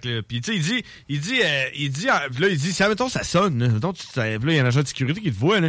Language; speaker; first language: French; native; French